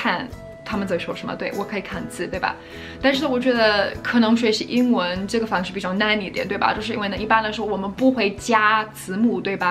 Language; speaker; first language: Chinese; non-native, fluent; English